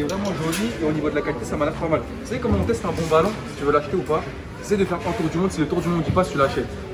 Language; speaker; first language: French; native; French